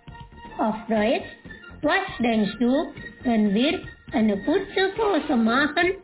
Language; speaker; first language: German; non-native, fluent; Indonesian